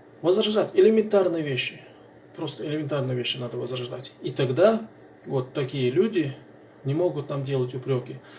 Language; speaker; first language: Russian; non-native, local second language; Chechen